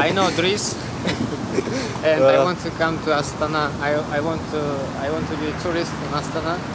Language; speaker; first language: English; non-native, learner; Kazakh